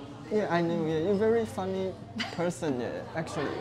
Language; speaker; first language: English; non-native, learner; Chinese